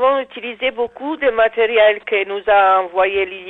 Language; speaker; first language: French; non-native, learner; Italian